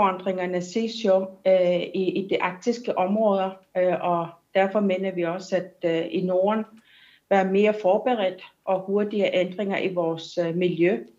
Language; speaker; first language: Danish; non-native, local second language; Kalaallisut